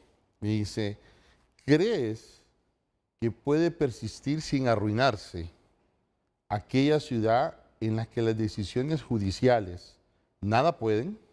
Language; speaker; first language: Spanish; native; Spanish